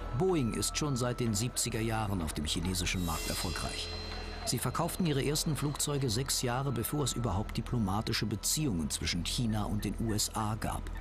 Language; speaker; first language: German; native; German